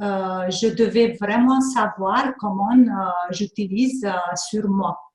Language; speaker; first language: French; non-native, fluent; Hungarian